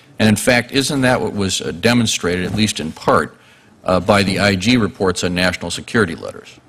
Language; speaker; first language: English; native; English